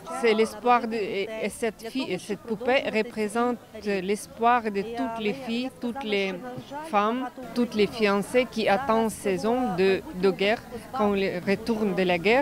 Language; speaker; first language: French; non-native, fluent; Ukrainian